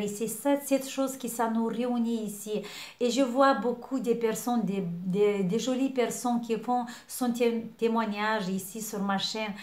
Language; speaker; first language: French; non-native, fluent; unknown